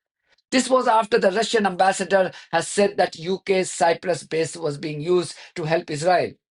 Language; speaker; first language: English; non-native, local second language; Hindi